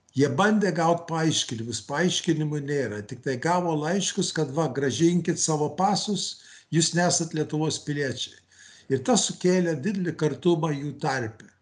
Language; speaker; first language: Lithuanian; early bilingual, heritage; Lithuanian